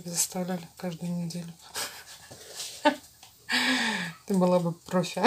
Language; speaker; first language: Russian; non-native, local second language; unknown